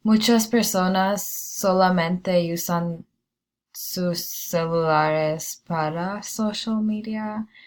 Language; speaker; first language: Spanish; non-native, learner; English